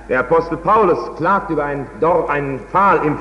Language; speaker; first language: German; native; German